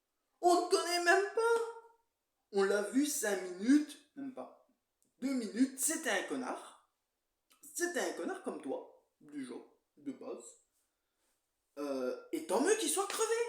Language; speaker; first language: French; native; French